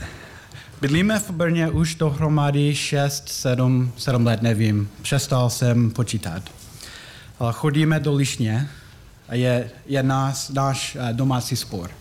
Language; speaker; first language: Czech; non-native, learner; English